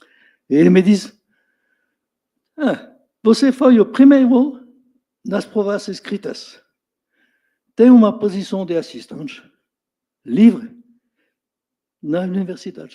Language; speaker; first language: Portuguese; non-native, fluent; French